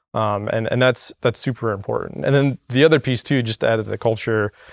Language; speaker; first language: English; native; English